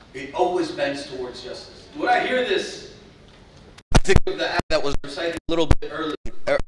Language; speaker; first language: English; native; English